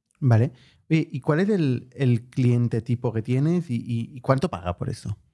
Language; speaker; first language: Spanish; native; Spanish